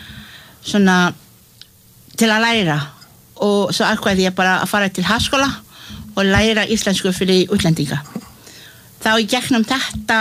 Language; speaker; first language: Icelandic; non-native, learner; Malay